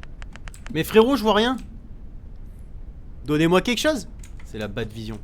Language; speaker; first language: French; native; French